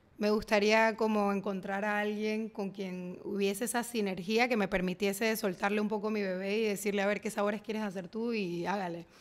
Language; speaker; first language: Spanish; native; Spanish